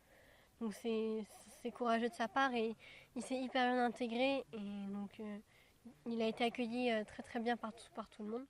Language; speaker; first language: French; native; French